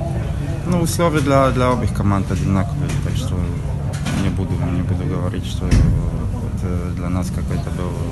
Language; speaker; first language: Russian; non-native, fluent; Polish